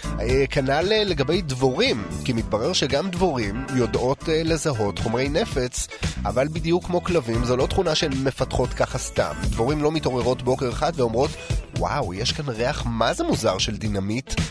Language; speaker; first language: Hebrew; native; Hebrew